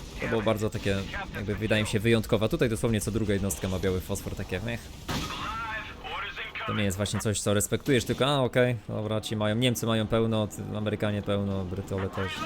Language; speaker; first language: Polish; native; Polish